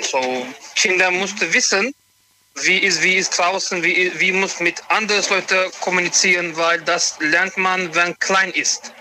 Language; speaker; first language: German; non-native, learner; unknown